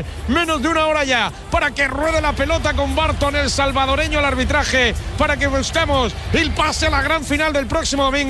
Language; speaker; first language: Spanish; native; Spanish